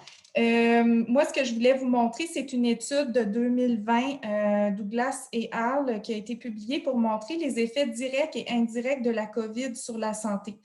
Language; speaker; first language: French; native; French